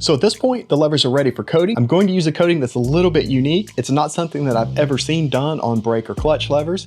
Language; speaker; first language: English; native; English